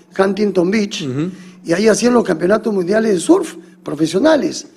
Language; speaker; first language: Spanish; native; Spanish